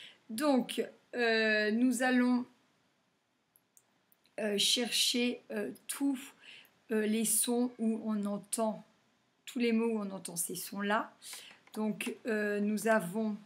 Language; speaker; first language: French; native; French